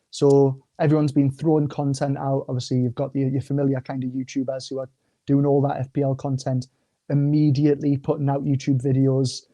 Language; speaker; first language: English; native; English